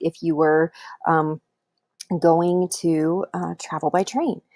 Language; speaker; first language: English; native; English